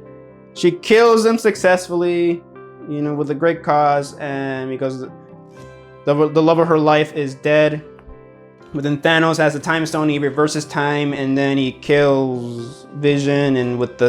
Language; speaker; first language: English; native; English